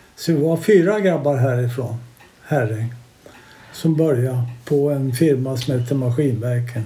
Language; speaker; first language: Swedish; native; Swedish